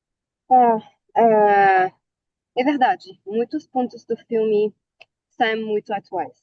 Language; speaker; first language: Portuguese; non-native, learner; Arabic